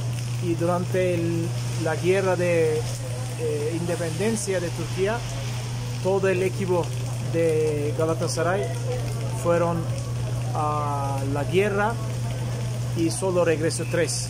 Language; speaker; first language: Spanish; non-native, fluent; Turkish